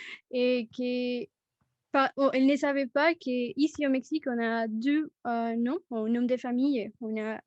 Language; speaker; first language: French; non-native, fluent; Spanish